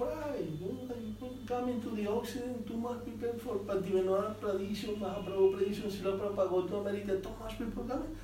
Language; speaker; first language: English; non-native, learner; Spanish